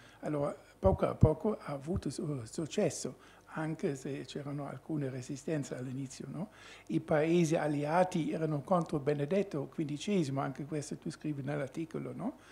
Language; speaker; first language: Italian; non-native, fluent; German